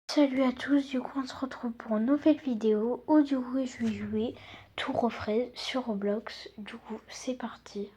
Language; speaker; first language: French; native; French